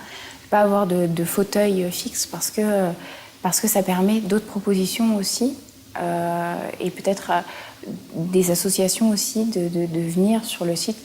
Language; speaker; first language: French; native; French